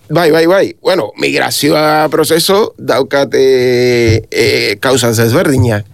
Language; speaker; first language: Basque; non-native, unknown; Spanish